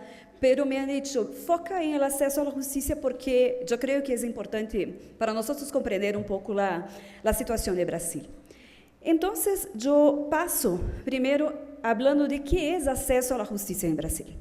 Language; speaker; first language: Spanish; non-native, fluent; Portuguese